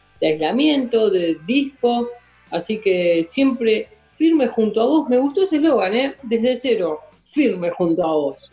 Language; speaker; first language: Spanish; native; Spanish